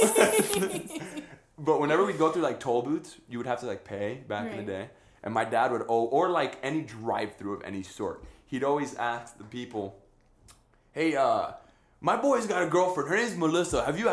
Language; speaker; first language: English; early bilingual, other home language; Spanish